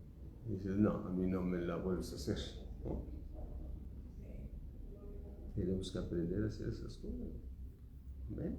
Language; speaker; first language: Spanish; native; Spanish